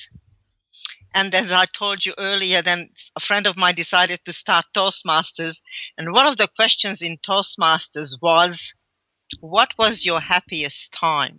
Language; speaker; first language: English; early bilingual, other home language; Hungarian